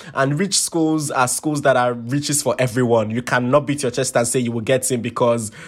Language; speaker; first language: English; non-native, local second language; Yoruba